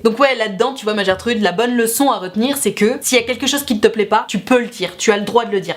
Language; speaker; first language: French; native; French